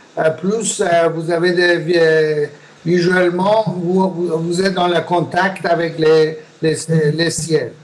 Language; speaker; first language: French; non-native, learner; Persian